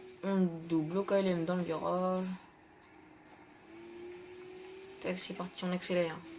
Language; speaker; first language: French; native; French